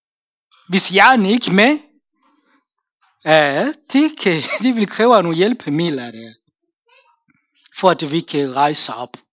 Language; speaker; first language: Danish; non-native, fluent; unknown